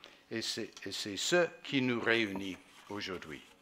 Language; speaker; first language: French; non-native, fluent; English